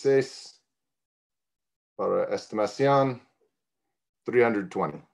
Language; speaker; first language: Spanish; non-native, learner; English